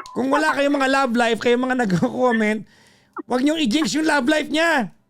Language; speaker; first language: Filipino; native; Filipino